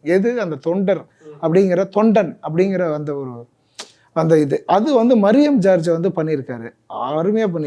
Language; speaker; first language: Tamil; native; Tamil